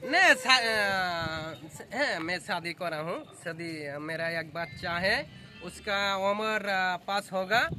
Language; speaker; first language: Hindi; non-native, local second language; Bangla